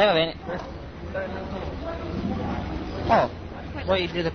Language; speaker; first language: Italian; native; Italian